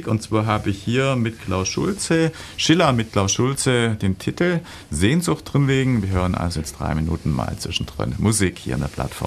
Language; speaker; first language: German; native; German